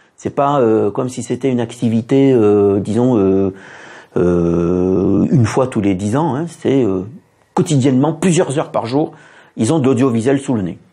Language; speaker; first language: French; native; French